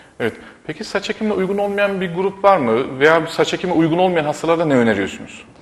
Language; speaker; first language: Turkish; native; Turkish